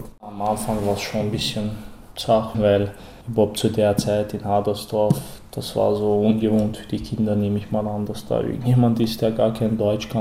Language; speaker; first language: German; early bilingual, other home language; Chechen